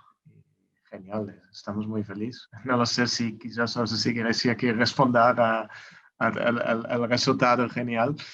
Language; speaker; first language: Spanish; non-native, learner; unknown